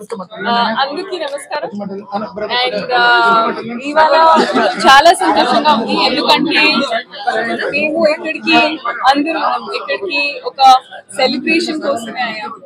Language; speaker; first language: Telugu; non-native, learner; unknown